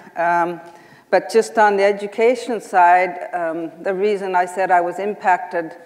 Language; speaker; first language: English; native; English